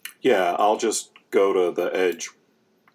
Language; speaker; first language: English; native; English